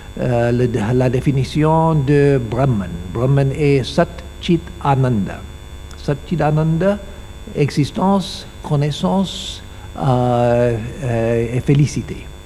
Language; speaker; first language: French; non-native, learner; English